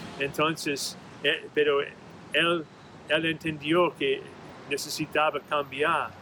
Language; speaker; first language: Spanish; non-native, fluent; English